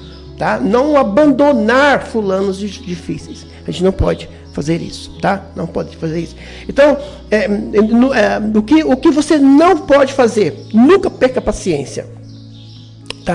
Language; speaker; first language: Portuguese; native; Portuguese